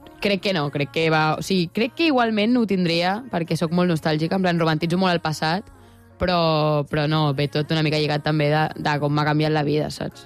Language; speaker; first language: Catalan; native; Catalan